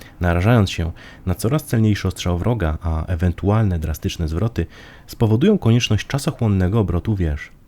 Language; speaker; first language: Polish; native; Polish